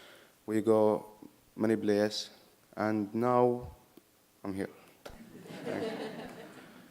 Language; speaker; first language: English; non-native, learner; Arabic